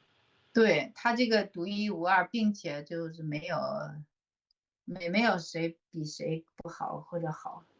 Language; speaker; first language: Chinese; native; Chinese